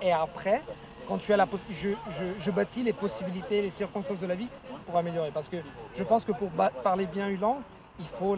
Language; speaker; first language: French; non-native, fluent; Italian